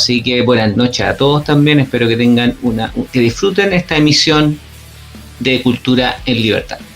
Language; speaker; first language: Spanish; native; Spanish